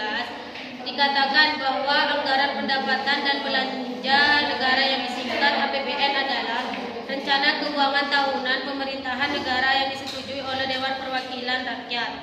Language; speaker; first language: Indonesian; native; Indonesian